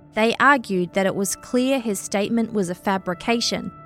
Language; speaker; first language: English; native; English